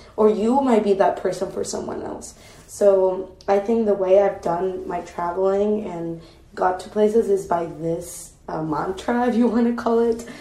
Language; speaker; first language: English; non-native, fluent; Spanish